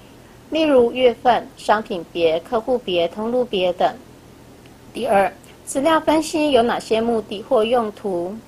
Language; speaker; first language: Chinese; native; Chinese